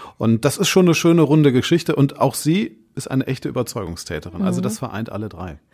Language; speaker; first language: German; native; German